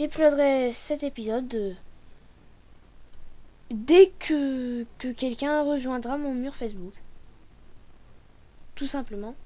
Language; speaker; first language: French; native; French